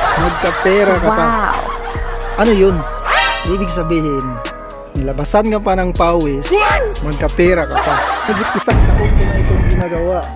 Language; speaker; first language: Filipino; non-native, local second language; Cebuano